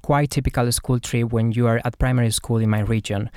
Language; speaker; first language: English; non-native, fluent; Spanish